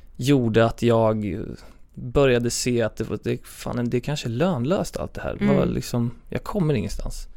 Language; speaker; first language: Swedish; native; Swedish